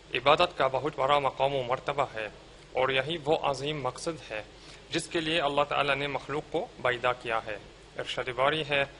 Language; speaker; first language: Urdu; non-native, fluent; Arabic